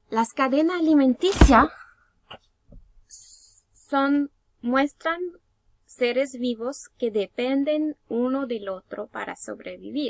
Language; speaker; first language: Spanish; early bilingual, heritage; Spanish